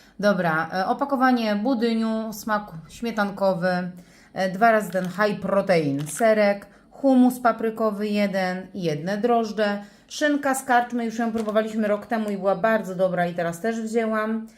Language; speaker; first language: Polish; native; Polish